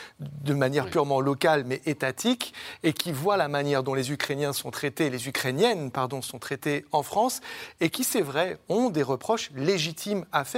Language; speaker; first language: French; native; French